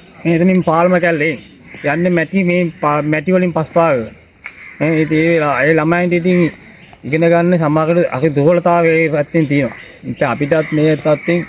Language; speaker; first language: Sinhala; non-native, local second language; Tamil